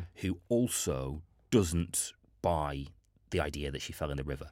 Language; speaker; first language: English; native; English